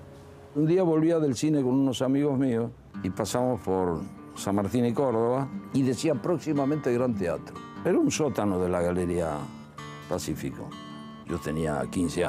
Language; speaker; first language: Spanish; early bilingual, other home language; Italian